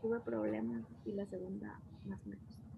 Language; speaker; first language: Spanish; native; Spanish